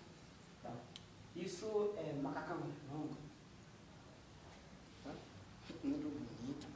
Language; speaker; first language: Portuguese; non-native, learner; Haitian Creole